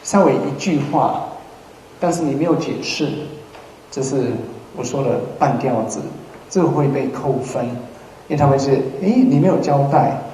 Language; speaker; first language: Chinese; non-native, fluent; English